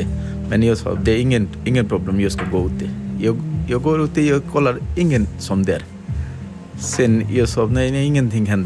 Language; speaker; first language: Swedish; non-native, learner; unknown